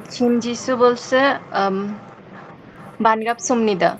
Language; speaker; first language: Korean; non-native, learner; Bangla